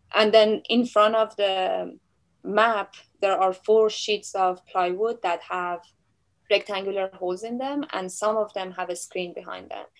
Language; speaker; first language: English; non-native, fluent; Persian